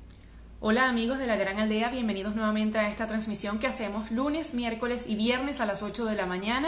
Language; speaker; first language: Spanish; native; Spanish